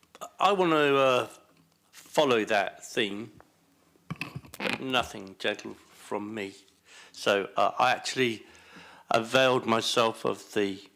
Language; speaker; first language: English; native; English